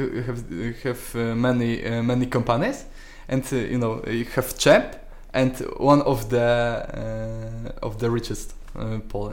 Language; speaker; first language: English; non-native, learner; Polish